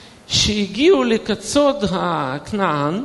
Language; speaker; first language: Hebrew; non-native, fluent; Russian